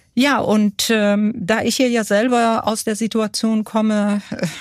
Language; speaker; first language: German; early bilingual, other home language; Kurdish